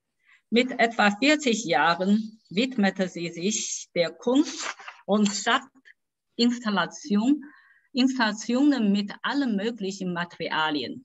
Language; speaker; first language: German; non-native, fluent; Chinese